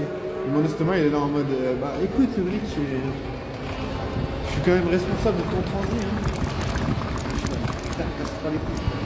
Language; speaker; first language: French; native; French